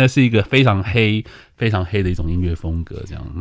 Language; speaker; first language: Chinese; native; Chinese